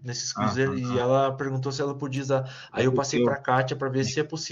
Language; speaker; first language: Portuguese; native; Portuguese